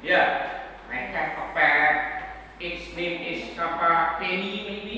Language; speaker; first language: English; non-native, learner; Indonesian